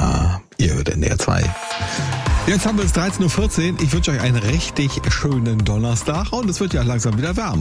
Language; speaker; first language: German; native; German